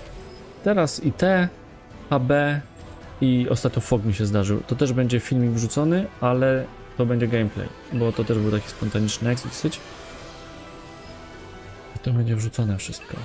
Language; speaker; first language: Polish; native; Polish